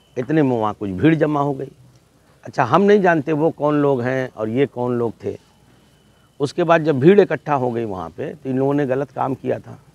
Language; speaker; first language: Hindi; native; Hindi